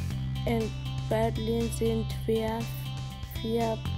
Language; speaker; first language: German; early bilingual, other home language; Arabic